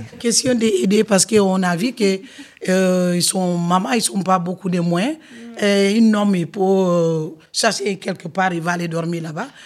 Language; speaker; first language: French; non-native, local second language; Wolof